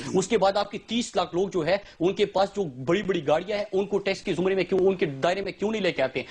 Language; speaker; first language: Urdu; non-native, local second language; Pashto